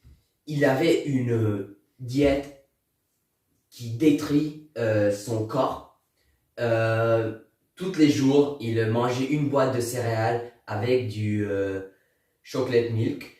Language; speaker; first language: French; non-native, learner; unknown